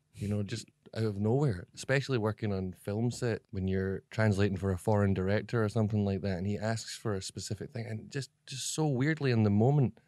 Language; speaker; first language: English; native; English